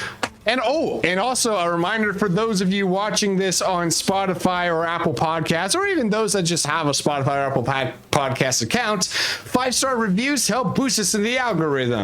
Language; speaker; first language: English; native; English